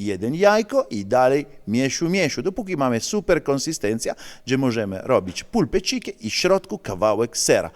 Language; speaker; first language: Polish; non-native, learner; Italian